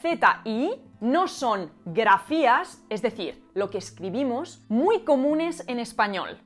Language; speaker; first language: Spanish; native; Spanish